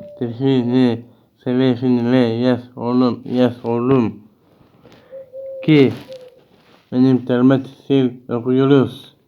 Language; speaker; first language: Turkish; early bilingual, heritage; Turkish